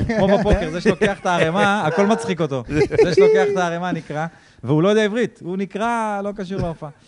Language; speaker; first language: Hebrew; native; Hebrew